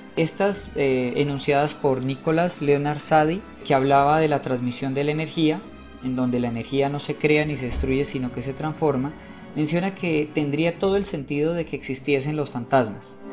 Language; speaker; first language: Spanish; native; Spanish